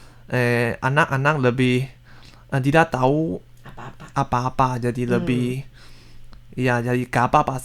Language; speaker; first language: Indonesian; non-native, learner; Chinese